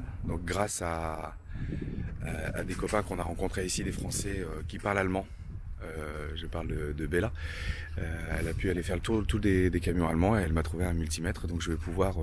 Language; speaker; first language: French; native; French